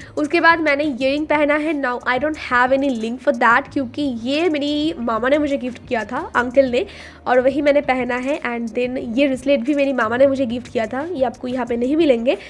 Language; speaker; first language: Hindi; non-native, local second language; Bangla